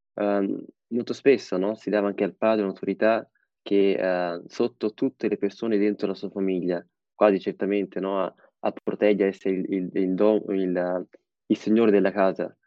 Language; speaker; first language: Italian; early bilingual, other home language; Somali